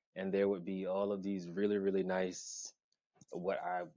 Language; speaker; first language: English; native; English